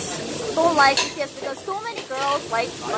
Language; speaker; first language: English; non-native, learner; Korean